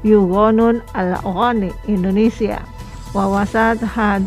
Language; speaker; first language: Arabic; non-native, fluent; Indonesian